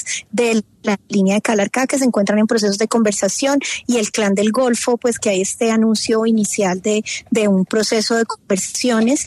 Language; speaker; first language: Spanish; native; Spanish